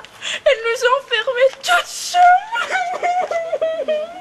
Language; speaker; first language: French; non-native, learner; Dutch